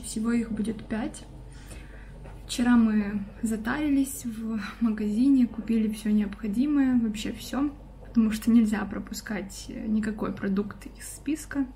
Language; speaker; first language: Russian; native; Russian